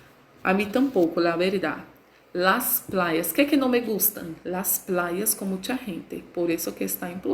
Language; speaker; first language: Spanish; non-native, fluent; Portuguese